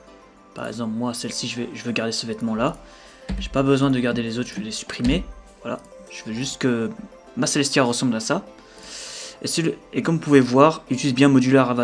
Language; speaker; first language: French; native; French